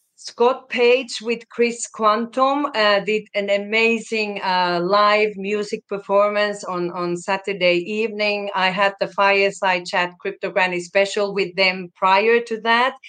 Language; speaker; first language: English; non-native, fluent; Finnish